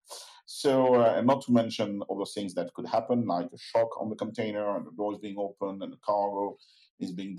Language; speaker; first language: English; non-native, fluent; French